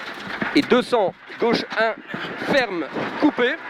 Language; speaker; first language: French; native; French